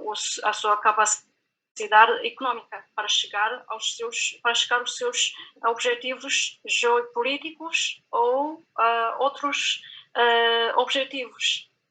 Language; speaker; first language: Portuguese; non-native, fluent; Chinese